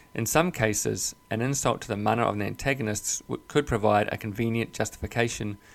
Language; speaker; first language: English; native; English